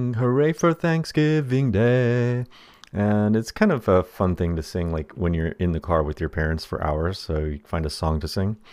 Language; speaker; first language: English; native; English